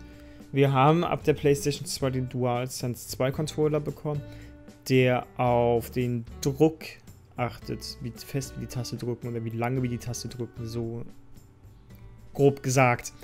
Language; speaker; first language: German; native; German